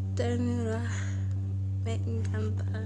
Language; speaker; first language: Spanish; non-native, learner; English